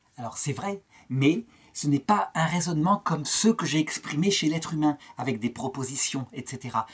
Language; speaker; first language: French; native; French